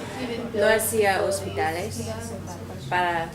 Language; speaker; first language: Spanish; non-native, learner; English